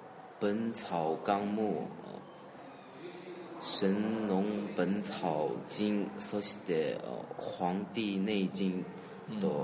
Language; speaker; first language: Japanese; non-native, learner; Chinese